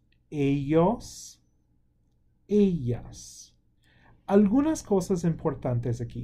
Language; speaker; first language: Spanish; non-native, fluent; English